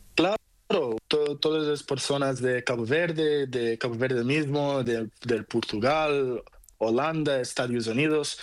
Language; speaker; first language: Spanish; non-native, learner; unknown